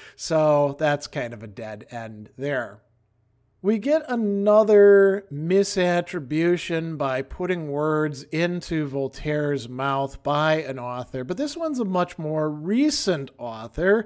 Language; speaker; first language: English; native; English